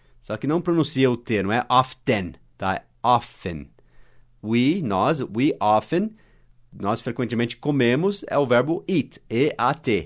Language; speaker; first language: Portuguese; non-native, fluent; English